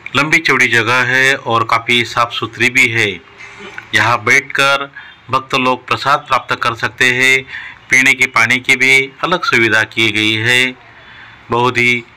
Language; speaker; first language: Hindi; non-native, local second language; Marathi